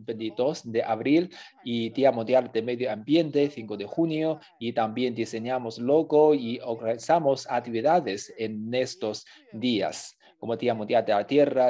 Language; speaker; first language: Spanish; non-native, fluent; Chinese